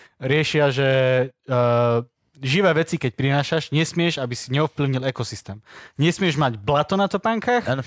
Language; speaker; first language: Slovak; native; Slovak